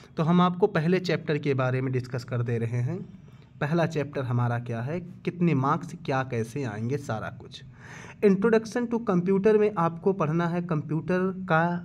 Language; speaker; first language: Hindi; native; Hindi